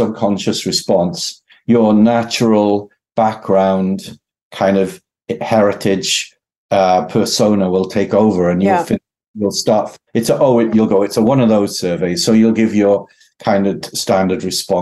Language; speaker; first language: English; native; English